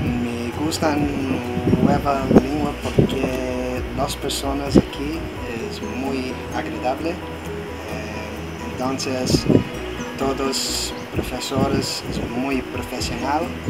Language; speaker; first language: Spanish; non-native, learner; English